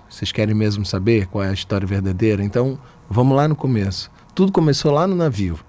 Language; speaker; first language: Portuguese; native; Portuguese